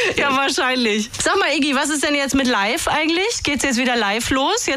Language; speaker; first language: German; native; German